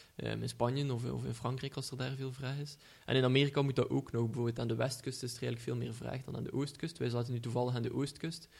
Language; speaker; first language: Dutch; native; Dutch